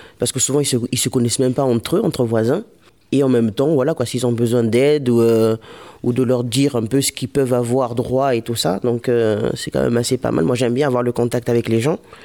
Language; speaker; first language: French; early bilingual, other home language; Lingala